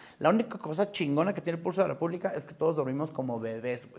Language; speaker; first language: Spanish; native; Spanish